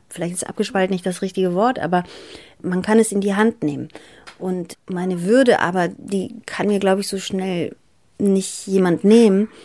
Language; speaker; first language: German; early bilingual, other home language; Greek